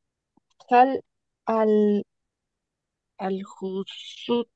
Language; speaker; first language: Arabic; non-native, learner; Spanish